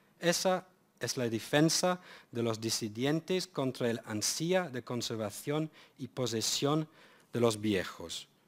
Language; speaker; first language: Spanish; non-native, fluent; English